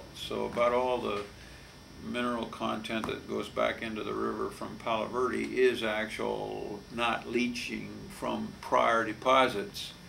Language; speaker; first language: English; native; English